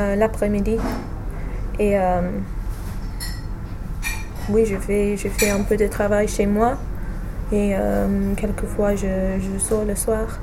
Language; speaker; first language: French; non-native, fluent; English